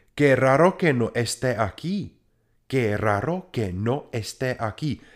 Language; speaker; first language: Spanish; non-native, fluent; Czech